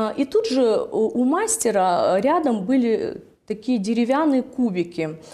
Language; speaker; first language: Russian; non-native, local second language; Ossetic